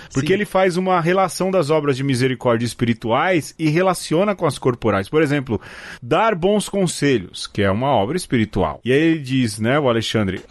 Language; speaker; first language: Portuguese; native; Portuguese